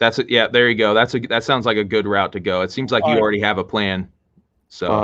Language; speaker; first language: English; native; English